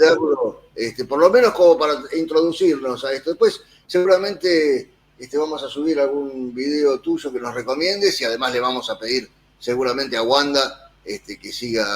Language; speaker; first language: Spanish; native; Spanish